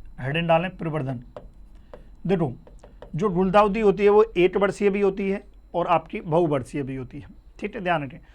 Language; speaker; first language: Hindi; native; Hindi